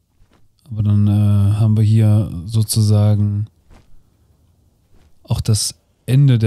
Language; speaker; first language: German; native; German